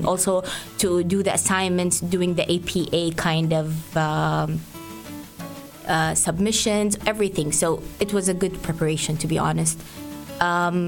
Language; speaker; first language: English; non-native, fluent; Arabic